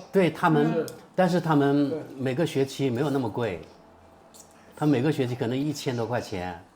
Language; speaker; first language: Chinese; native; Chinese